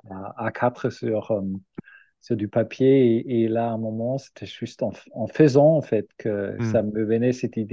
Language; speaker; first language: French; non-native, fluent; German